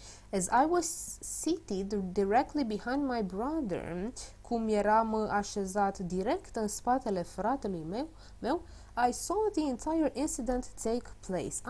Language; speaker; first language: English; non-native, fluent; Romanian